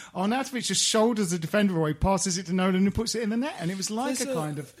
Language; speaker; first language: English; native; English